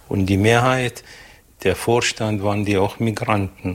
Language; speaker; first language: German; non-native, fluent; Arabic